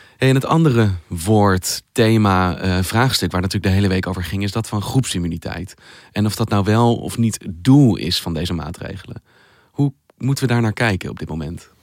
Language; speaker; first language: Dutch; native; Dutch